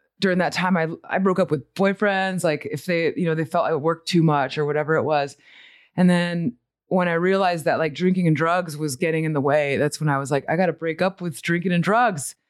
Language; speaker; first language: English; early bilingual, other home language; Spanish